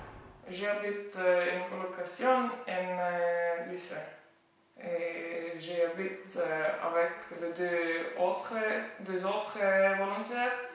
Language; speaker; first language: French; non-native, learner; Estonian